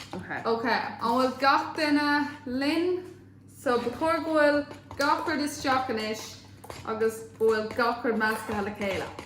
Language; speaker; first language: Irish; non-native, local second language; English